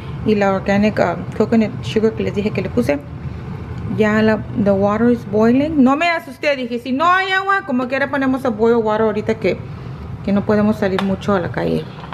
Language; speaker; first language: Spanish; early bilingual, heritage; Spanish